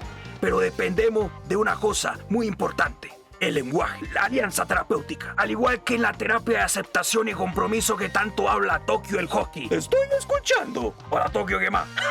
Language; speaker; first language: Spanish; native; Spanish